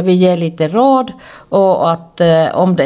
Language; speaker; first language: Swedish; non-native, local second language; Finnish